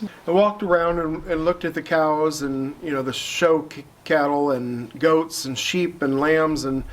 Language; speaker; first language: English; native; English